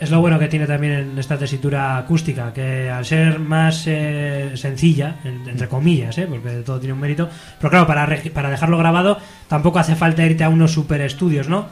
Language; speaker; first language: Spanish; native; Spanish